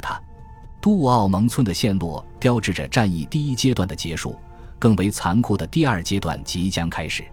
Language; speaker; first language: Chinese; native; Chinese